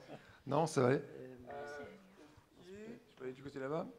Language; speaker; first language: French; native; French